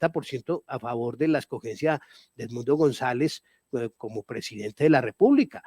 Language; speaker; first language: Spanish; native; Spanish